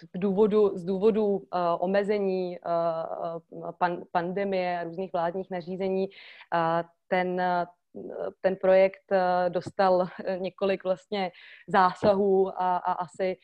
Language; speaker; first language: Czech; native; Czech